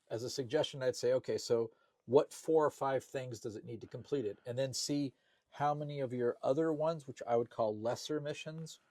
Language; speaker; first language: English; native; English